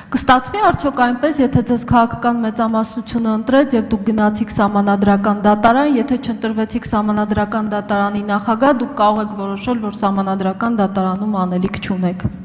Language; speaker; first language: Armenian; native; Armenian